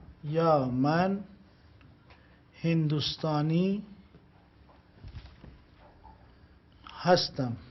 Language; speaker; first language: Persian; non-native, learner; Urdu